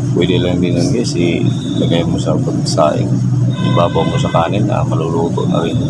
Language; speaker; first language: Filipino; non-native, local second language; Cebuano